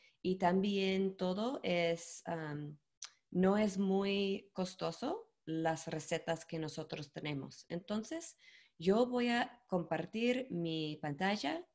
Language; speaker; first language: Spanish; non-native, learner; English